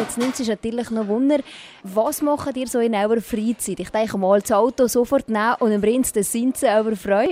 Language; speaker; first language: German; native; German